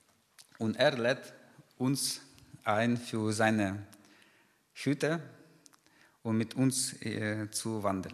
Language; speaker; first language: German; non-native, fluent; Ukrainian